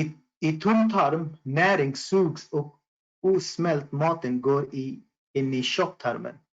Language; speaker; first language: Swedish; non-native, fluent; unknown